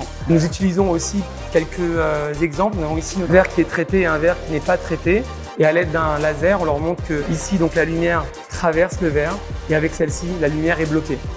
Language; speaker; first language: French; native; French